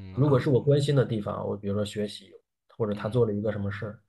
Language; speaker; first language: Chinese; native; Chinese